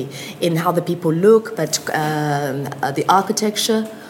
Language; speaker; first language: English; native; English